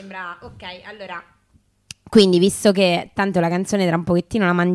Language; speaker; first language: Italian; native; Italian